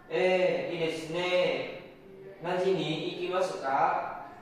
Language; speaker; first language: Japanese; non-native, learner; Vietnamese